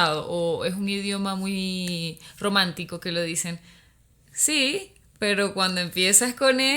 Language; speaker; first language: Spanish; native; Spanish